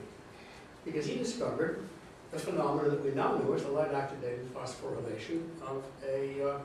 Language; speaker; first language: English; native; English